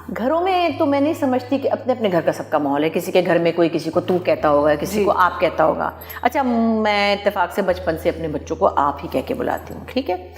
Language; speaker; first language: Urdu; native; Urdu